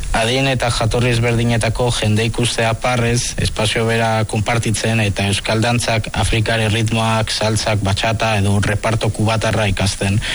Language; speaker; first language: Basque; non-native, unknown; Spanish